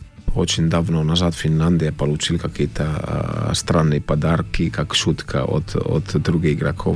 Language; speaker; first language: Russian; non-native, fluent; Finnish